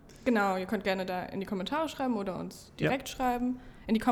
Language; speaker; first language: German; native; German